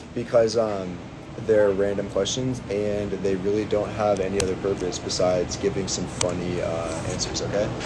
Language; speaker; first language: English; native; English